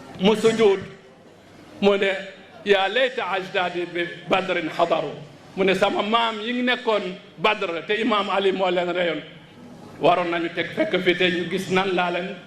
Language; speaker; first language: Wolof; non-native, local second language; Fula